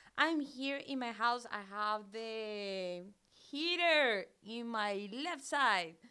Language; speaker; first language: English; non-native, fluent; Spanish